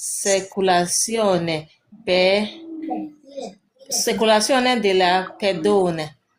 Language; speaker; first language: Italian; non-native, learner; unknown